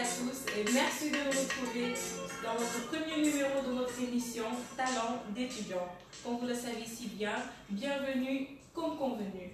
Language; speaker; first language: French; non-native, local second language; Wolof